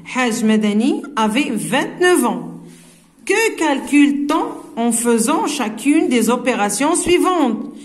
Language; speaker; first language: French; non-native, local second language; Arabic